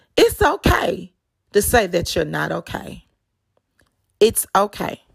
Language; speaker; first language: English; native; English